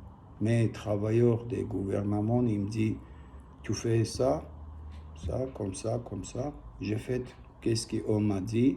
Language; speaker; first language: French; non-native, learner; Armenian